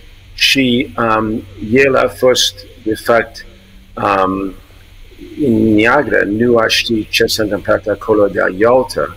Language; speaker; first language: Romanian; early bilingual, heritage; English